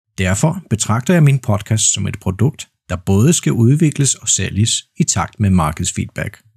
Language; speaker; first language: Danish; non-native, fluent; Polish